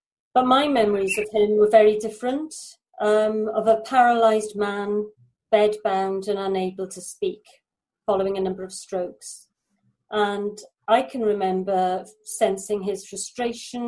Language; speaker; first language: English; native; English